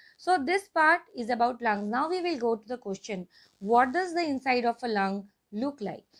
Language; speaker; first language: English; non-native, local second language; Bangla